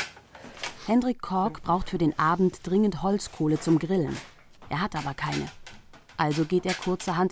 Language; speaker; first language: German; native; German